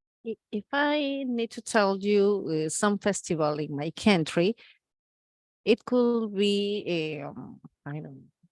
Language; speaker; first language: English; non-native, learner; Spanish